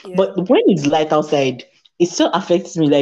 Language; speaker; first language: English; non-native, local second language; Yoruba